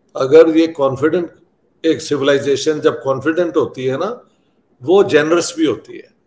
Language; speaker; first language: Urdu; non-native, local second language; Punjabi